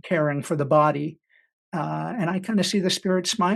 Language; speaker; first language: English; native; English